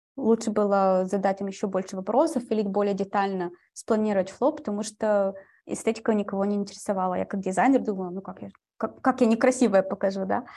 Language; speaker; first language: Russian; early bilingual, heritage; Russian